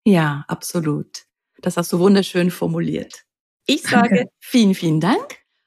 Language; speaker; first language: German; native; German